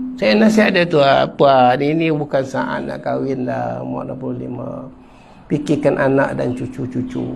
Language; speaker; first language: Malay; native; Malay